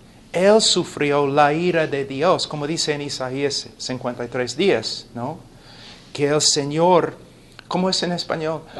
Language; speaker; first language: Spanish; non-native, fluent; English